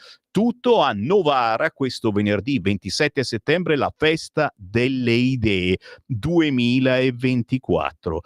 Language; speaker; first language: Italian; native; Italian